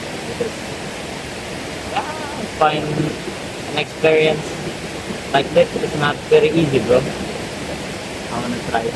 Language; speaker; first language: English; non-native, learner; Indonesian